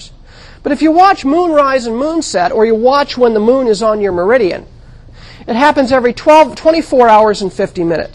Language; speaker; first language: English; native; English